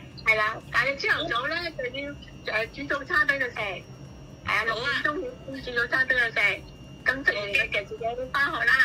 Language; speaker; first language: Cantonese; native; Cantonese